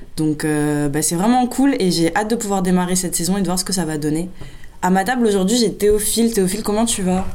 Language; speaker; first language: French; native; French